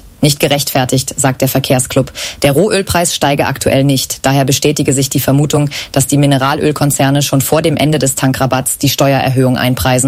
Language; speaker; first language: German; native; German